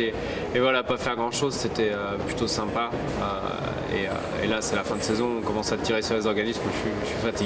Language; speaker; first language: French; native; French